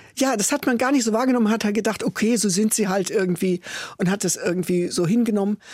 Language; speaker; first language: German; native; German